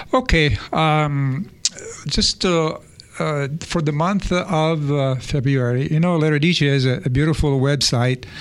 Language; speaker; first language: English; non-native, fluent; Italian